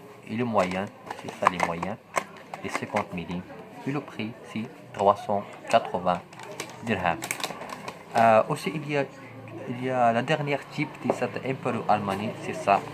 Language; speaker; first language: French; non-native, local second language; Arabic